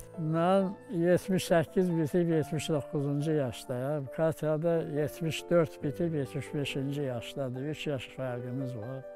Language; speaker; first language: Azerbaijani; non-native, local second language; Avaric